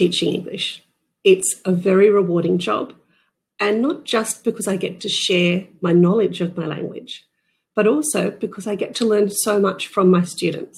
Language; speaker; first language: English; native; English